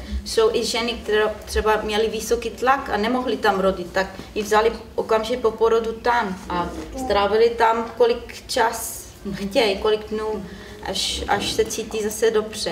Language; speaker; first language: Czech; non-native, learner; German